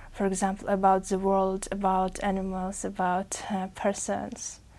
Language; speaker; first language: English; non-native, fluent; Uzbek